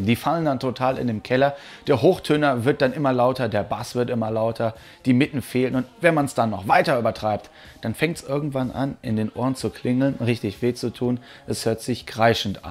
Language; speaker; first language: German; native; German